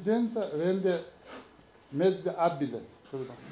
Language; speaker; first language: Italian; non-native, learner; Tibetan